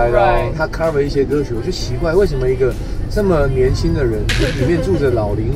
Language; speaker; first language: Chinese; native; Chinese